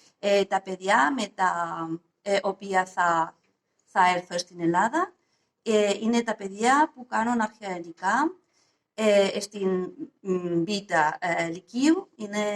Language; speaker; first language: Greek; non-native, fluent; Spanish